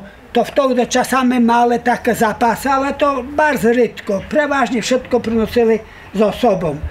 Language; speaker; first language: Polish; non-native, local second language; Rusyn